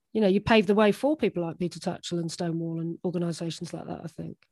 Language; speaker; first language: English; native; English